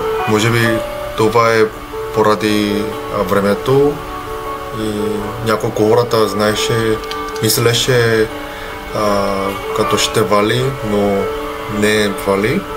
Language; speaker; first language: Bulgarian; non-native, learner; Korean